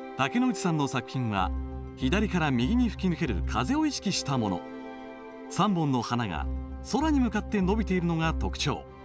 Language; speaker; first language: Japanese; native; Japanese